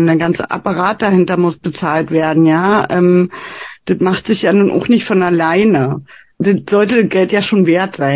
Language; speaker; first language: German; native; German